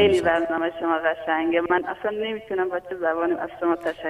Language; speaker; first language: Persian; non-native, local second language; Baluchi